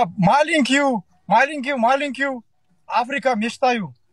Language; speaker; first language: Russian; non-native, learner; Kazakh